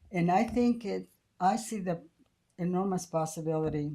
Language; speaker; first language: English; non-native, fluent; Spanish